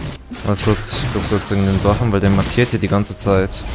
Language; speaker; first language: German; native; German